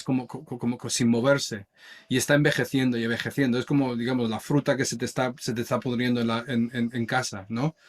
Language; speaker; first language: Spanish; native; Spanish